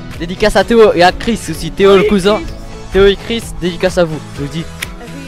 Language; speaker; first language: French; native; French